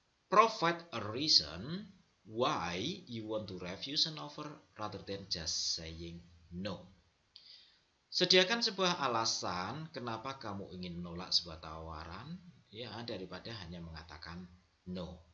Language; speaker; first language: English; non-native, fluent; Indonesian